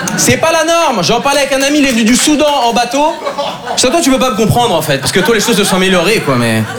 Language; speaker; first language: French; native; French